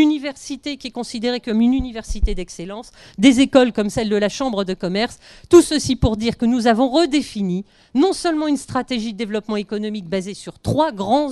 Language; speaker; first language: French; native; French